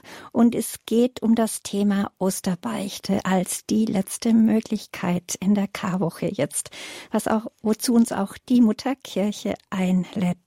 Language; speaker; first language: German; native; German